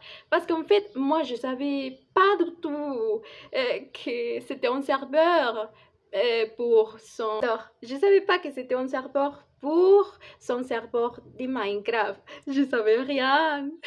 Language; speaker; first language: French; non-native, fluent; Spanish